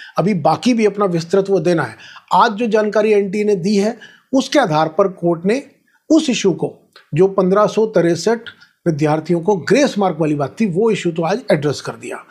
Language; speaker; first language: Hindi; native; Hindi